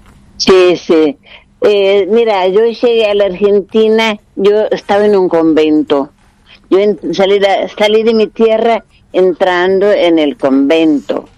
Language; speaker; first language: Spanish; non-native, fluent; Portuguese